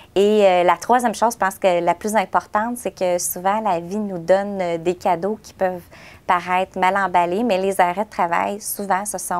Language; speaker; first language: French; native; French